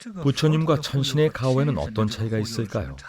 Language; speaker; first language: Korean; native; Korean